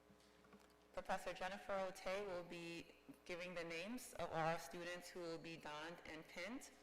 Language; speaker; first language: English; native; English